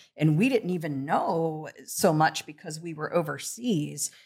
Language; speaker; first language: English; native; English